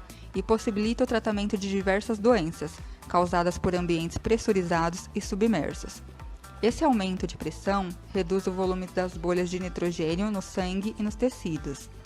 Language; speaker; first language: Portuguese; native; Portuguese